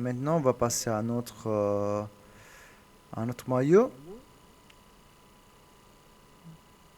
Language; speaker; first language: French; non-native, learner; Italian